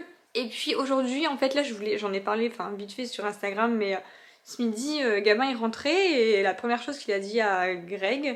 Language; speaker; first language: French; native; French